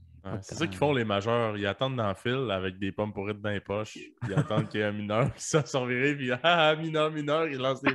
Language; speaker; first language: French; early bilingual, other home language; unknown